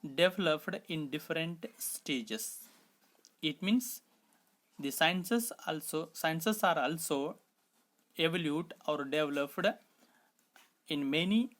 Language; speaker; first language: English; non-native, local second language; Kannada